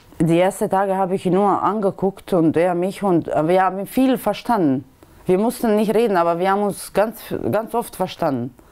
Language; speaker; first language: German; non-native, fluent; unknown